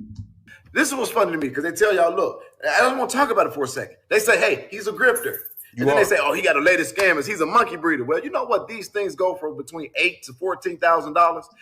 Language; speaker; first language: English; native; English